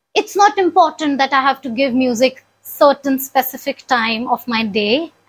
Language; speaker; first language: English; non-native, local second language; Punjabi